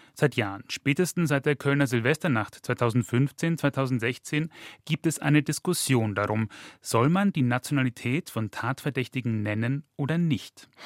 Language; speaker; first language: German; native; German